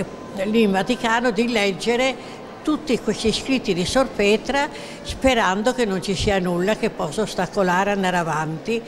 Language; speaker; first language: Italian; native; Italian